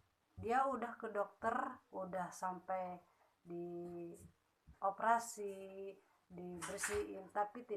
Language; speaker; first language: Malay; non-native, local second language; Sundanese